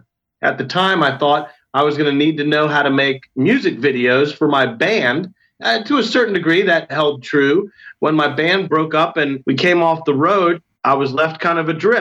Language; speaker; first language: English; native; English